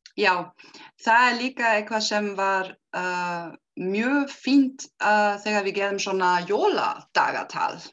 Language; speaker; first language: Icelandic; non-native, learner; German